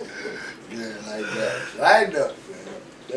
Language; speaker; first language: English; native; English